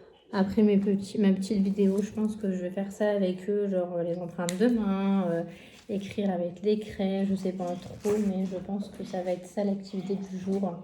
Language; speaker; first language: French; native; French